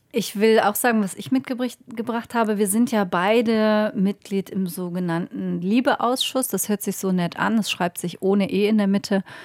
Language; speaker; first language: German; native; German